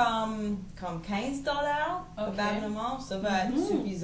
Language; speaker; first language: French; non-native, learner; English